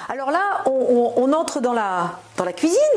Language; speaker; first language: French; native; French